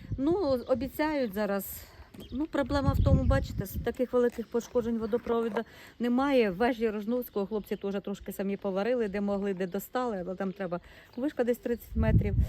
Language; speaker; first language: Ukrainian; native; Ukrainian